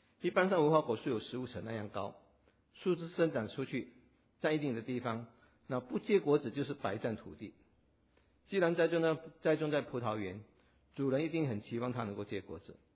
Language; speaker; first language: Chinese; native; Chinese